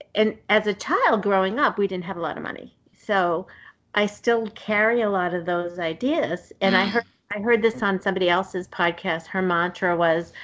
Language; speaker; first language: English; native; English